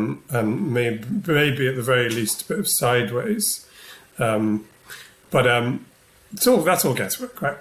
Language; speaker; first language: English; native; English